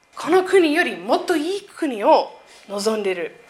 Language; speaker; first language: Japanese; non-native, fluent; English